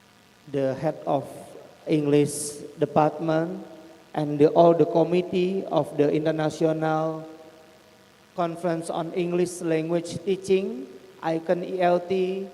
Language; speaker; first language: English; non-native, fluent; Indonesian